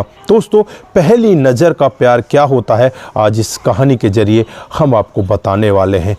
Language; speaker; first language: Hindi; native; Hindi